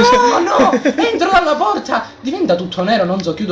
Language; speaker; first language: Italian; native; Italian